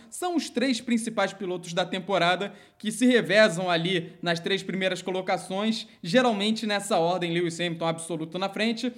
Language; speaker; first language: Portuguese; native; Portuguese